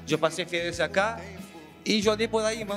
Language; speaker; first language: Portuguese; non-native, learner; Spanish